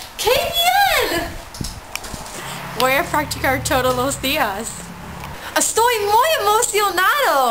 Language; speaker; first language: Spanish; non-native, learner; English